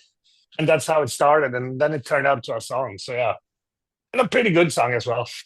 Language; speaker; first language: English; non-native, fluent; Swedish